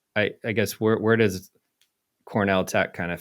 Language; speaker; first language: English; native; English